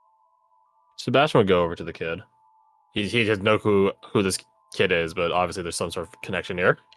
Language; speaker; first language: English; native; English